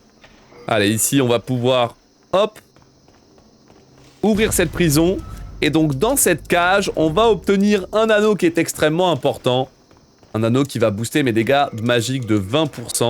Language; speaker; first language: French; native; French